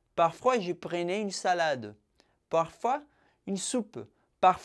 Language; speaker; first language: French; non-native, fluent; Portuguese